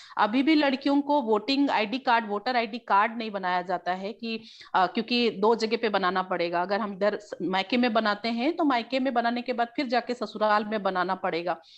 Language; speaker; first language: Hindi; native; Hindi